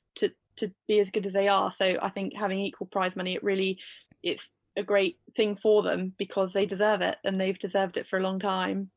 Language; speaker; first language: English; native; English